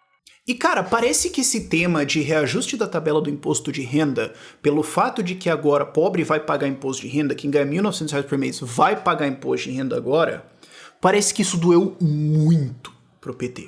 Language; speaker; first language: Portuguese; native; Portuguese